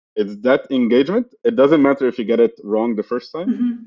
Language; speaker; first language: English; non-native, fluent; Arabic